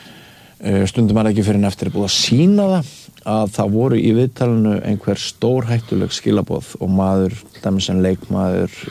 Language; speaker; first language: Icelandic; native; Icelandic